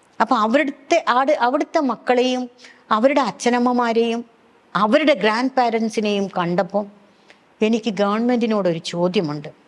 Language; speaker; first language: Malayalam; native; Malayalam